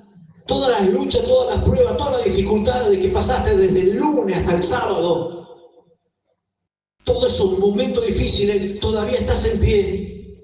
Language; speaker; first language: Spanish; native; Spanish